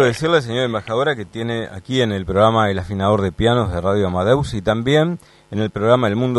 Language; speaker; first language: Spanish; native; Spanish